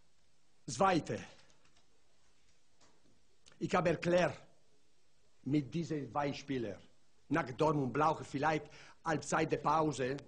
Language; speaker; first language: German; non-native, learner; Italian